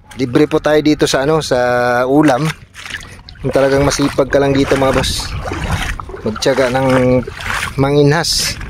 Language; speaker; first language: Filipino; non-native, local second language; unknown